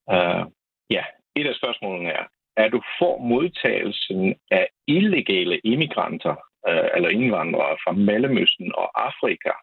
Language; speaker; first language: Danish; non-native, fluent; Polish